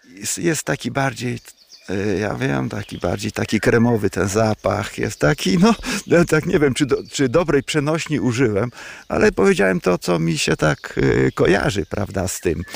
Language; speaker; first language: Polish; native; Polish